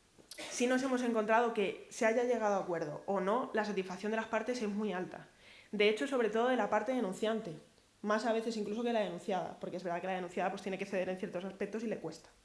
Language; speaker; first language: Spanish; native; Spanish